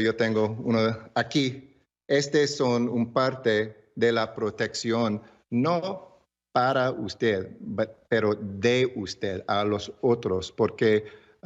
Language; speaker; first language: Spanish; early bilingual, heritage; English